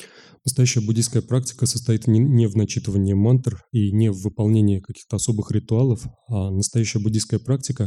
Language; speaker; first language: Russian; native; Russian